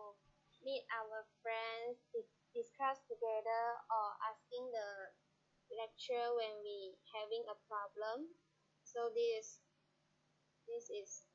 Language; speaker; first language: English; non-native, learner; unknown